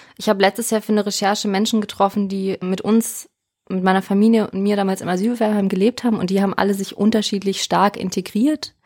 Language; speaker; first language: German; early bilingual, other home language; Russian